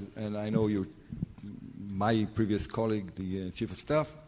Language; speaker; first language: English; non-native, fluent; Hebrew